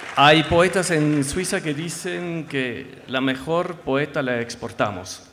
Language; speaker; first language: Spanish; non-native, fluent; French